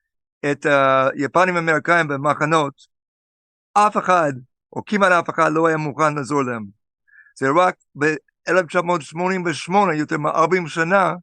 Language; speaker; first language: Hebrew; non-native, fluent; English